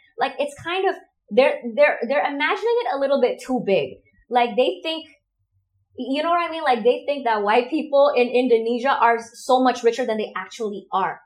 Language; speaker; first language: English; non-native, fluent; Indonesian